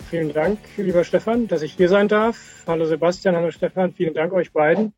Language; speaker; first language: German; native; German